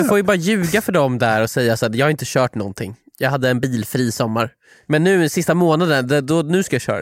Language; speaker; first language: Swedish; native; Swedish